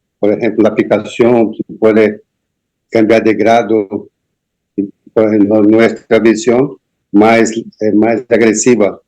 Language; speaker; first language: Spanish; non-native, learner; Portuguese